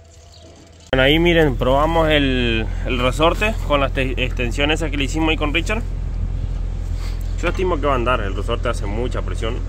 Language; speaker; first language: Spanish; native; Spanish